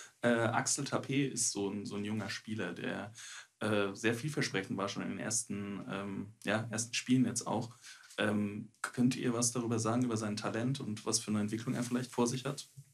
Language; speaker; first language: German; native; German